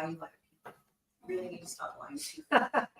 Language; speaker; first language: English; native; English